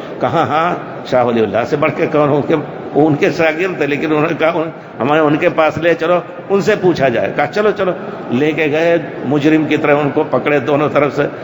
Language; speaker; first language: Urdu; native; Urdu